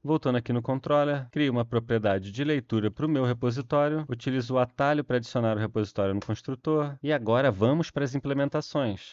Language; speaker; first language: Portuguese; native; Portuguese